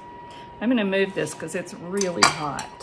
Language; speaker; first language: English; native; English